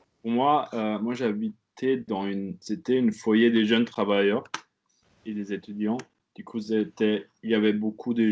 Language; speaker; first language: French; non-native, learner; German